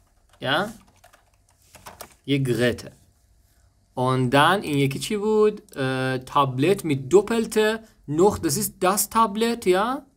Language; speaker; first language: German; non-native, learner; Persian